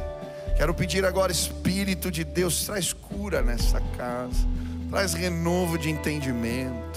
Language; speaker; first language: Portuguese; native; Portuguese